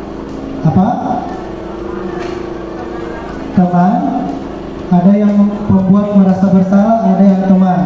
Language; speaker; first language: Indonesian; native; Indonesian